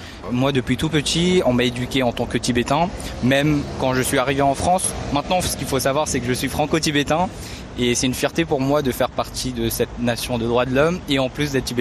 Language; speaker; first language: French; early bilingual, other home language; Tibetan